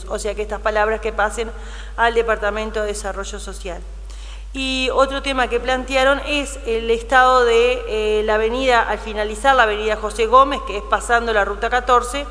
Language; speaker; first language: Spanish; native; Spanish